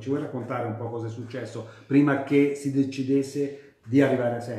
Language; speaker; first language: Italian; native; Italian